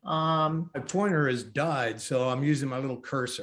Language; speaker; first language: English; native; English